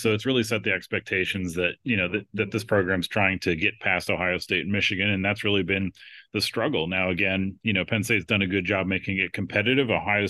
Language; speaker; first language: English; native; English